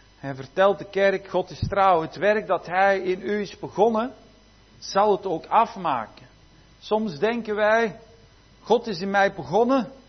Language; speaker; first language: Dutch; native; Dutch